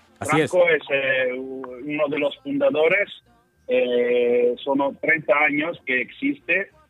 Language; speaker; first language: Spanish; non-native, learner; Italian